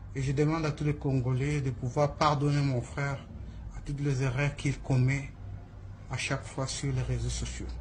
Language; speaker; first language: French; non-native, local second language; Lingala